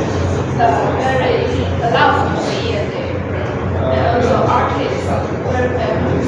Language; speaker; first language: English; non-native, learner; Chinese